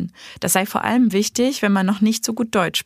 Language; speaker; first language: German; native; German